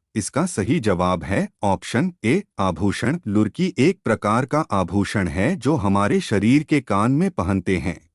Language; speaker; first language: Hindi; native; Hindi